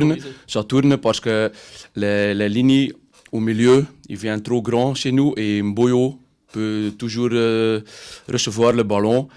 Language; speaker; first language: French; non-native, learner; Dutch